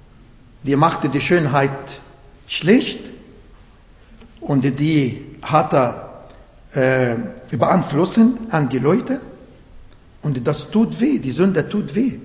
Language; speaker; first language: German; non-native, fluent; Arabic